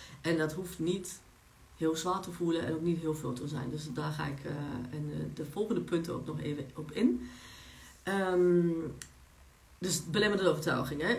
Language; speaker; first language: Dutch; non-native, fluent; Polish